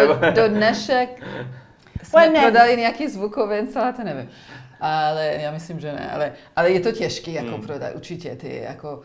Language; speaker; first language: Czech; non-native, learner; English